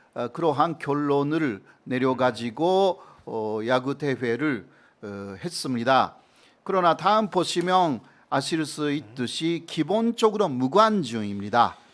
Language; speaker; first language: Korean; non-native, fluent; Japanese